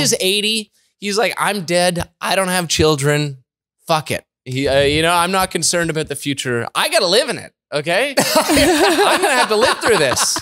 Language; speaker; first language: English; native; English